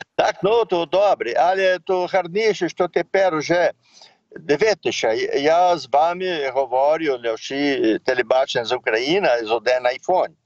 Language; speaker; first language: Ukrainian; early bilingual, heritage; Ukrainian